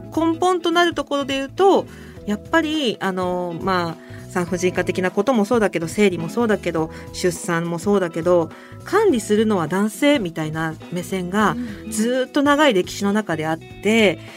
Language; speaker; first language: Japanese; native; Japanese